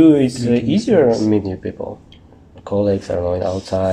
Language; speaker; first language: English; non-native, learner; Russian